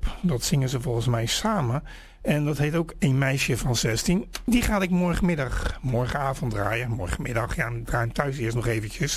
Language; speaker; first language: Dutch; native; Dutch